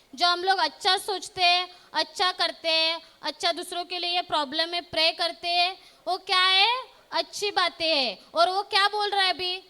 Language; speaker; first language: Hindi; non-native, local second language; Marathi